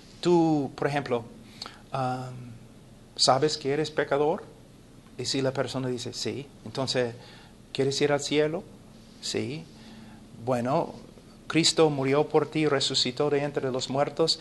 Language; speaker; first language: Spanish; non-native, fluent; English